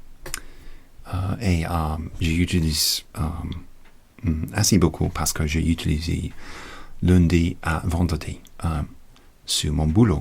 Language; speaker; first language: French; non-native, learner; English